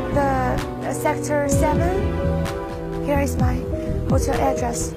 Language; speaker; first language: English; non-native, learner; Chinese